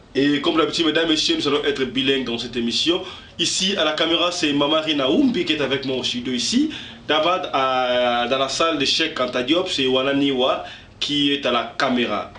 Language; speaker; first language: French; non-native, local second language; Lingala